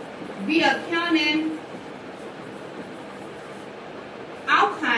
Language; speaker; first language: German; non-native, fluent; Hindi